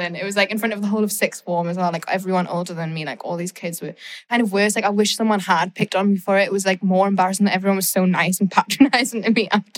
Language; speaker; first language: English; native; English